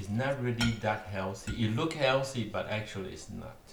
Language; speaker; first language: English; non-native, learner; Chinese